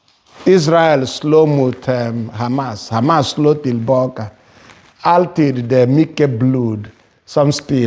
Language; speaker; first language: Swedish; non-native, fluent; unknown